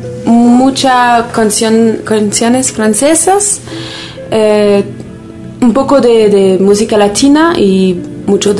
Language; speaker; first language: Spanish; non-native, fluent; French